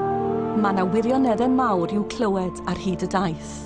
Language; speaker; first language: Welsh; native; Welsh